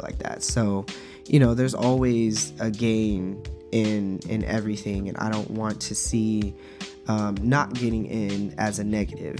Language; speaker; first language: English; native; English